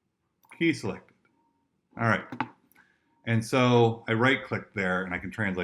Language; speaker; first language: English; native; English